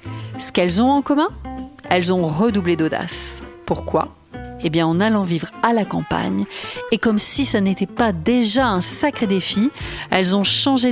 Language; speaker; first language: French; native; French